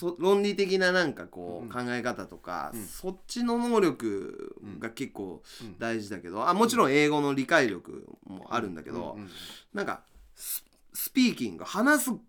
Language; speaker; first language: Japanese; native; Japanese